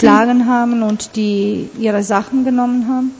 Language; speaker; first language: German; non-native, fluent; Italian